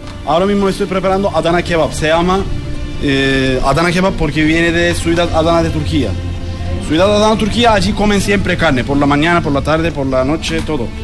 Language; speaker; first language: Spanish; non-native, learner; Turkish